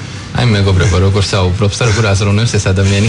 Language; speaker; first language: Georgian; native; Georgian